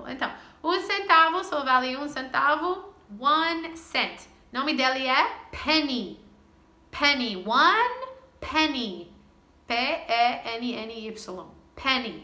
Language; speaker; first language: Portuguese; non-native, fluent; English